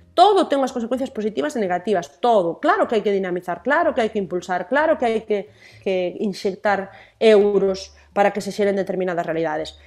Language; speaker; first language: Galician; native; Galician